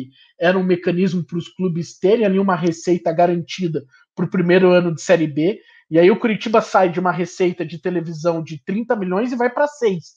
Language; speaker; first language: Portuguese; native; Portuguese